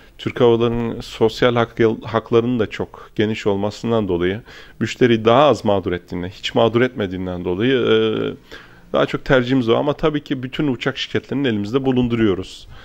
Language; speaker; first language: Turkish; early bilingual, heritage; Turkish